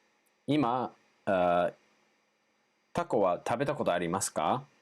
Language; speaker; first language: Japanese; non-native, fluent; English